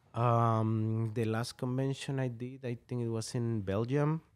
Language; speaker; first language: English; non-native, fluent; Spanish